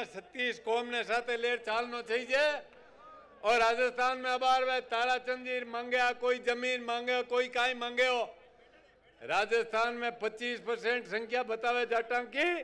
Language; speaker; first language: Hindi; native; Hindi